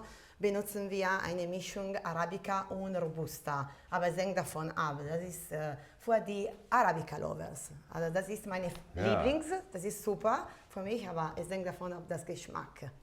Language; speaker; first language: German; non-native, fluent; Italian